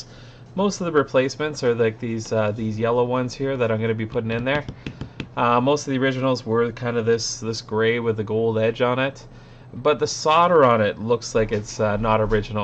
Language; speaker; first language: English; native; English